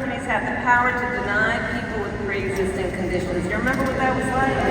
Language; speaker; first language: English; native; English